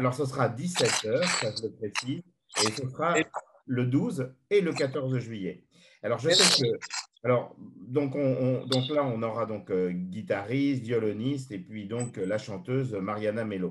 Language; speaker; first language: French; native; French